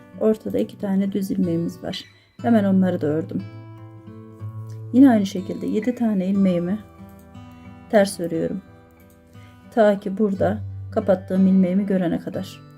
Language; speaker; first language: Turkish; native; Turkish